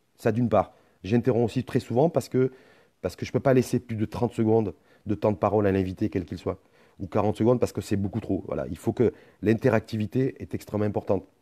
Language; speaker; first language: French; non-native, local second language; Arabic